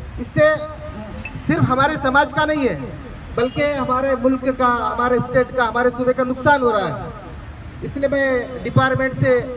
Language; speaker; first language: Urdu; native; Urdu